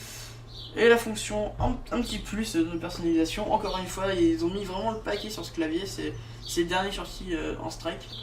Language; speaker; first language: French; native; French